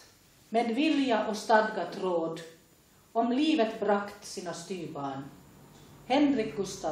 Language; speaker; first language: Swedish; native; Swedish